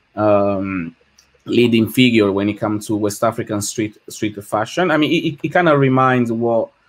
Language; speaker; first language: English; non-native, fluent; French